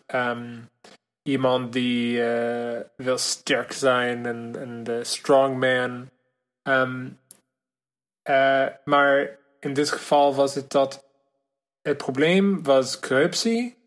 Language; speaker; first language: Dutch; non-native, learner; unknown